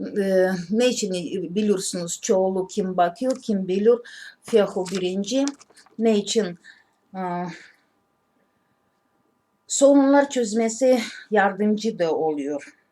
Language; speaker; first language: Turkish; non-native, learner; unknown